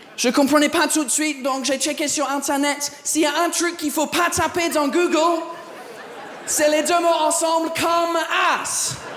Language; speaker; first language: French; non-native, fluent; English